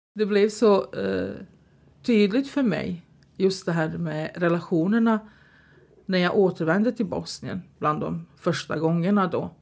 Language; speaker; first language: Swedish; non-native, fluent; Bosnian